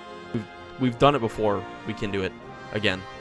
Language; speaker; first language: English; native; English